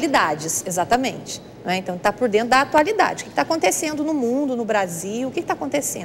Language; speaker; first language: Portuguese; native; Portuguese